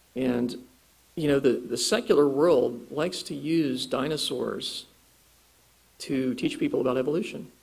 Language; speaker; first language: English; native; English